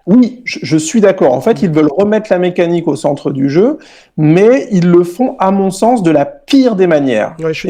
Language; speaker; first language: French; native; French